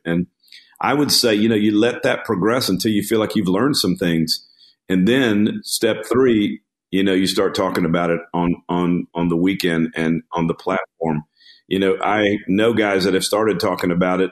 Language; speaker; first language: English; native; English